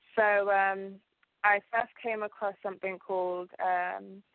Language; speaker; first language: English; early bilingual, other home language; Ganda